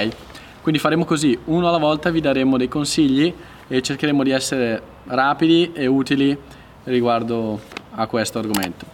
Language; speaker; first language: Italian; native; Italian